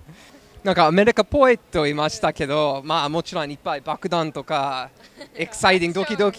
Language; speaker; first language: Japanese; non-native, learner; English